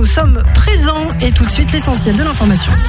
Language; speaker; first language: French; native; French